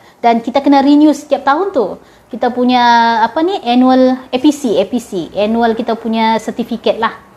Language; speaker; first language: Malay; native; Malay